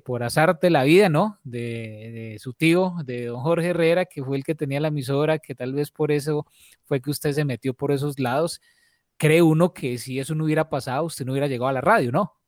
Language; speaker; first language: Spanish; native; Spanish